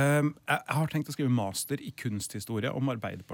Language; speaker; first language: Norwegian; native; Norwegian